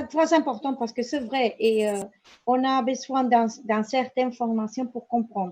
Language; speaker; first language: French; non-native, learner; Spanish